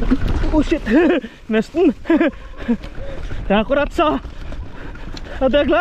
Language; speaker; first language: Norwegian; non-native, learner; Filipino